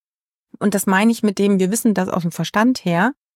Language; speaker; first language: German; native; German